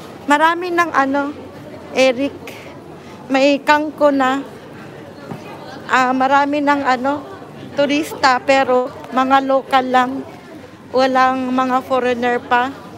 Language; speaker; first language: Filipino; non-native, local second language; Cebuano